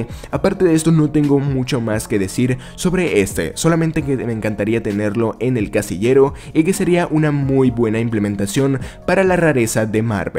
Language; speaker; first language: Spanish; native; Spanish